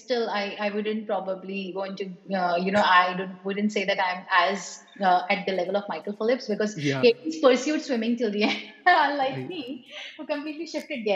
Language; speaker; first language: English; non-native, local second language; Hindi